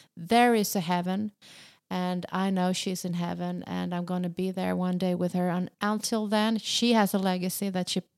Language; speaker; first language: English; non-native, fluent; Swedish